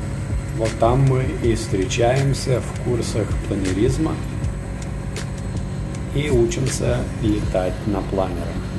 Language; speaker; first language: Russian; native; Russian